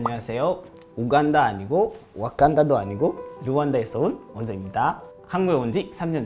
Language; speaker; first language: Korean; non-native, fluent; Kinyarwanda